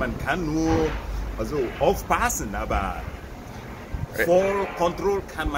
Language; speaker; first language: German; non-native, fluent; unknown